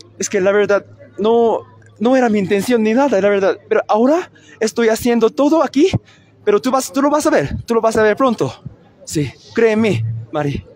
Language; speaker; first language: Spanish; non-native, learner; Korean